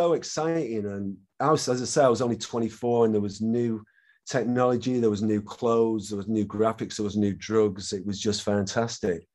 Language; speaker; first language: English; native; English